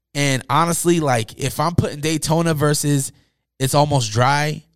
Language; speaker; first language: English; native; English